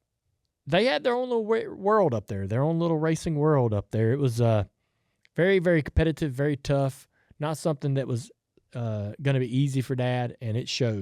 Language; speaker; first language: English; native; English